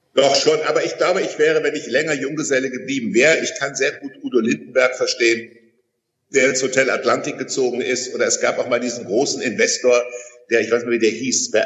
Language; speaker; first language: German; native; German